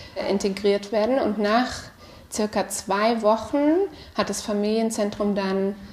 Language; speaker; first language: German; native; German